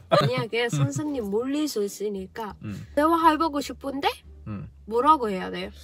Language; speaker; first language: Korean; non-native, learner; Arabic